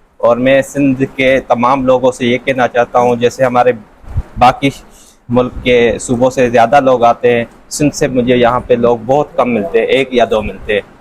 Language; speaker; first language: Urdu; non-native, local second language; Sindhi